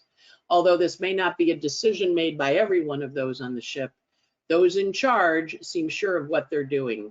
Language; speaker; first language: English; native; English